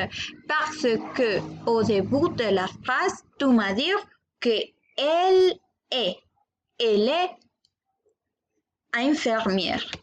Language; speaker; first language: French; non-native, learner; Spanish